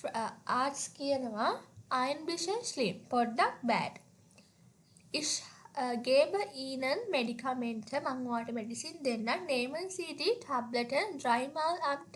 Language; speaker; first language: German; non-native, learner; Sinhala